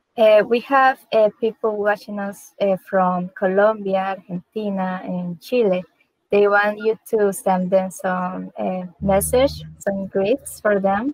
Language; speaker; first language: English; non-native, learner; Spanish